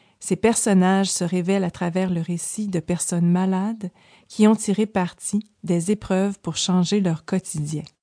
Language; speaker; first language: French; native; French